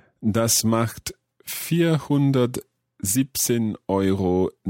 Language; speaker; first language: German; non-native, learner; English